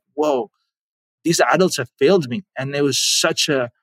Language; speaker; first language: English; non-native, local second language; Urdu